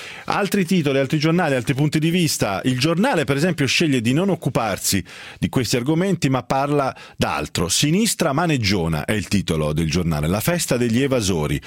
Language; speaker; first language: Italian; native; Italian